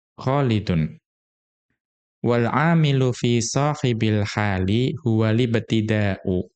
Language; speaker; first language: Arabic; non-native, fluent; Indonesian